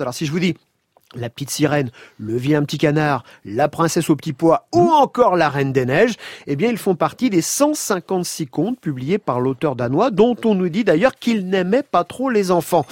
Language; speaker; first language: French; native; French